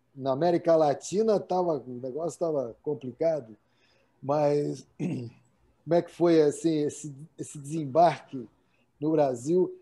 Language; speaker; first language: Portuguese; native; Portuguese